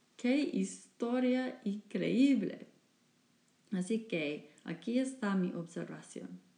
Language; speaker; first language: Spanish; non-native, learner; English